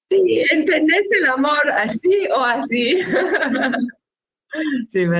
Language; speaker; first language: Spanish; non-native, learner; Hebrew